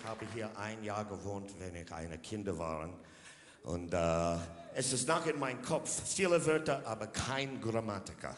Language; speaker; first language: German; non-native, learner; English